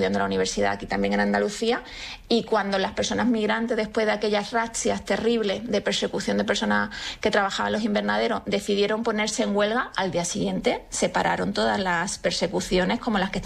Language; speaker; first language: Spanish; native; Spanish